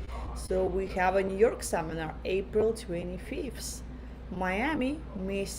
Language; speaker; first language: English; native; English